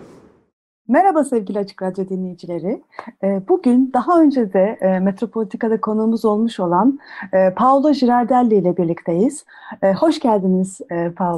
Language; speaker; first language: Turkish; native; Turkish